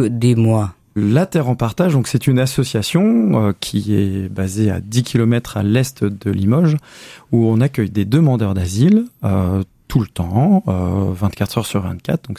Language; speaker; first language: French; native; French